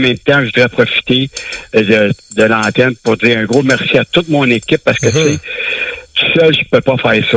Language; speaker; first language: French; native; French